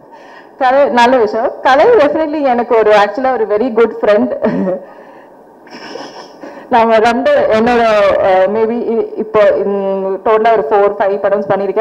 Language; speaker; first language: Tamil; non-native, fluent; Malayalam